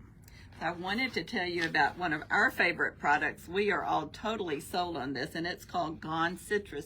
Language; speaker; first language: English; native; English